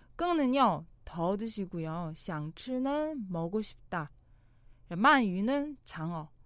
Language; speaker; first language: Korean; non-native, fluent; Chinese